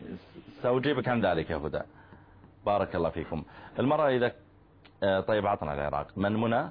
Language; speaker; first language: Arabic; native; Arabic